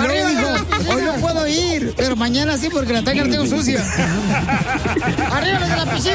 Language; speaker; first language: Spanish; native; Spanish